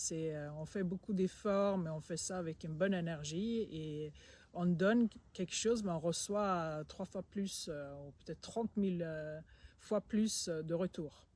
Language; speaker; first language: French; non-native, fluent; Swedish